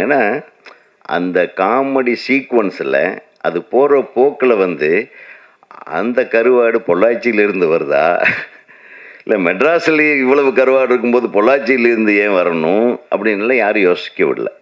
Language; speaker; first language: Tamil; native; Tamil